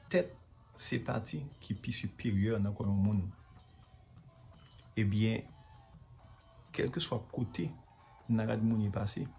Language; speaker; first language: French; non-native, local second language; Haitian Creole